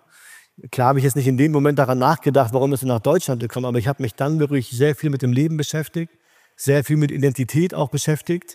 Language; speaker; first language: German; early bilingual, other home language; Urdu